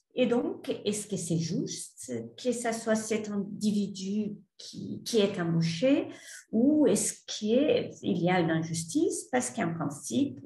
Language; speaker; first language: French; non-native, fluent; Spanish